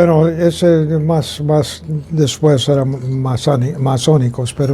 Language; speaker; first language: Spanish; non-native, fluent; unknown